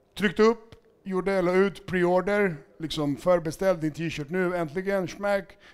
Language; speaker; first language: Swedish; early bilingual, other home language; Serbian